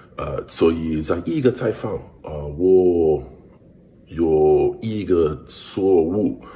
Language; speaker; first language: Chinese; non-native, learner; English